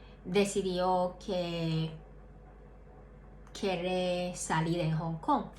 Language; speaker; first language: Spanish; non-native, learner; Cantonese